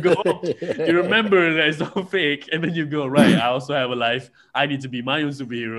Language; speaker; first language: English; non-native, local second language; Malay